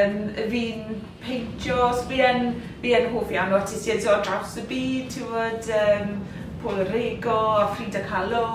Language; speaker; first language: Welsh; native; Welsh